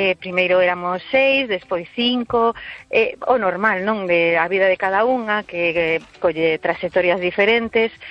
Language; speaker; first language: Galician; early bilingual, heritage; Galician